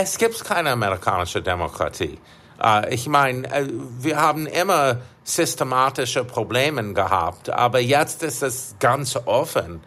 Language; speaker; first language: German; non-native, fluent; English